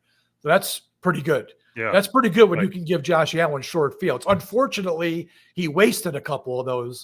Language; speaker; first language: English; native; English